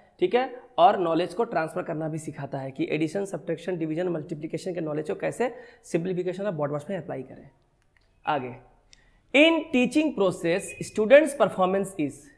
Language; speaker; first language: Hindi; native; Hindi